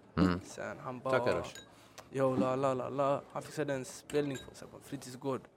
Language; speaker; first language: Swedish; early bilingual, other home language; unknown